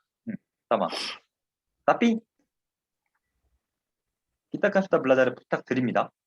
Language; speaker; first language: Indonesian; non-native, fluent; Korean